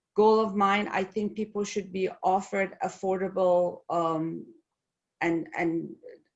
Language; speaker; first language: English; non-native, fluent; Persian